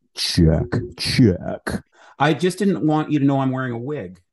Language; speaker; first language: English; native; English